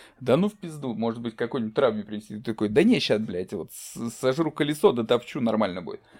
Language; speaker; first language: Russian; native; Russian